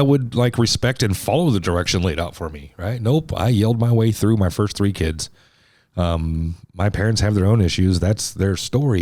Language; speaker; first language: English; native; English